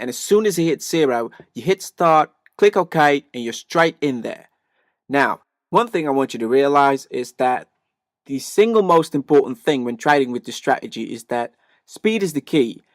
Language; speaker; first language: English; native; English